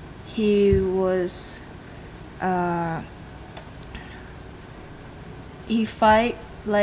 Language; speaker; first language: English; non-native, learner; Thai